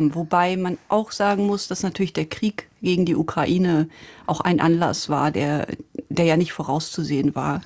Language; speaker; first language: German; native; German